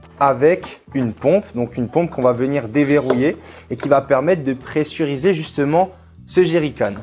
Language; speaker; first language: French; native; French